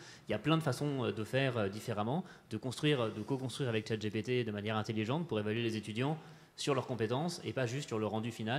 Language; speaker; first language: French; native; French